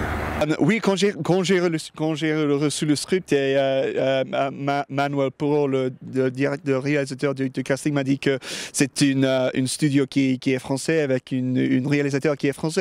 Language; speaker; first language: French; non-native, learner; English